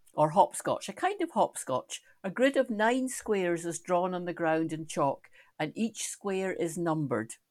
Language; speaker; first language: English; native; English